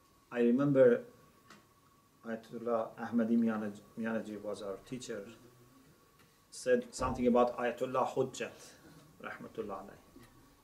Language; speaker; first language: English; non-native, fluent; Persian